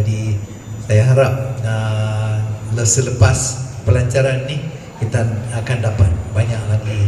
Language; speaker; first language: Malay; native; Malay